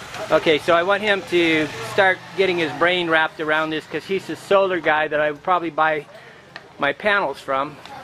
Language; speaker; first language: English; native; English